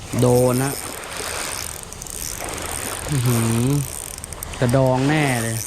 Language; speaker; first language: Thai; native; Thai